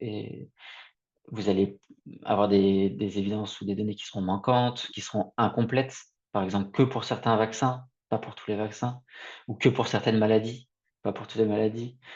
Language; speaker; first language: French; native; French